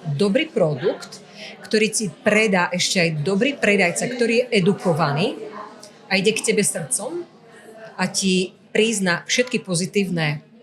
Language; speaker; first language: Slovak; native; Slovak